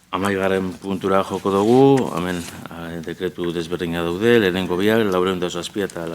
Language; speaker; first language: Basque; native; Basque